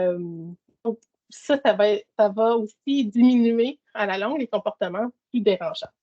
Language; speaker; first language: French; native; French